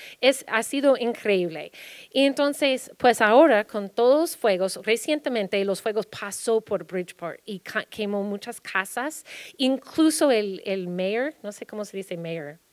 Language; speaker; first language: Spanish; early bilingual, heritage; Spanish